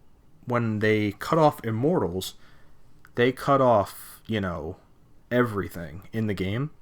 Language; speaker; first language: English; native; English